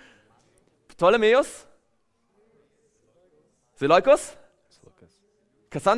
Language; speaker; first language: German; native; German